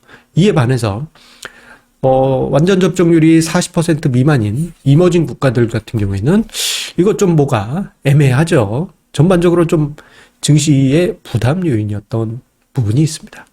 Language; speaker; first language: Korean; native; Korean